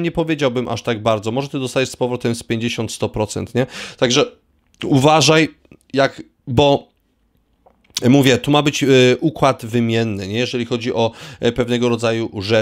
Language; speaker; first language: Polish; native; Polish